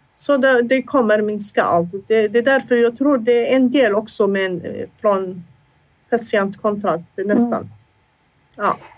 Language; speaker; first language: Swedish; non-native, fluent; Assyrian Neo-Aramaic